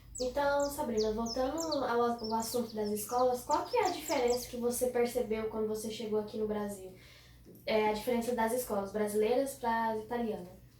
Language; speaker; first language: Portuguese; native; Portuguese